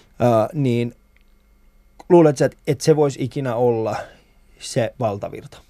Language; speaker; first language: Finnish; early bilingual, other home language; Persian